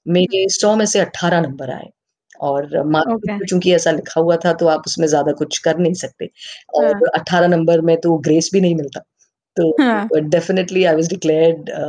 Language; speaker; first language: Hindi; native; Hindi